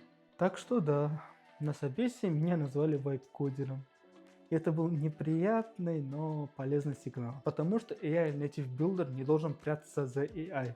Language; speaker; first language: Russian; native; Russian